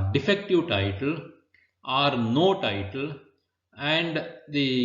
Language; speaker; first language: English; non-native, local second language; Kannada